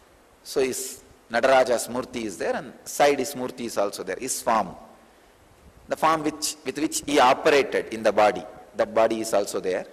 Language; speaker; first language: English; non-native, local second language; Tamil